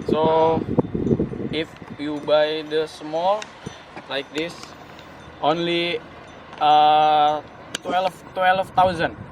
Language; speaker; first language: English; non-native, learner; Indonesian